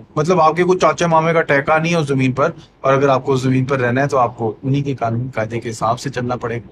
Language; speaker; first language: Urdu; native; Urdu